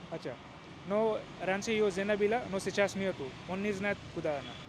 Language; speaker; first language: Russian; non-native, learner; Hindi